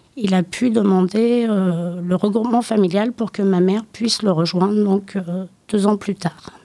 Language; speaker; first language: French; early bilingual, other home language; Turkish